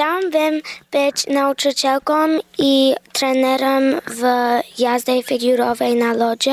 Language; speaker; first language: Polish; early bilingual, heritage; Polish